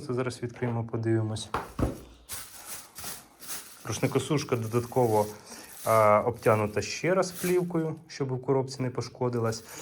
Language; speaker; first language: Ukrainian; native; Ukrainian